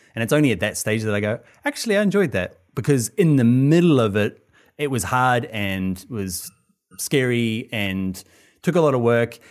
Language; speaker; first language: English; native; English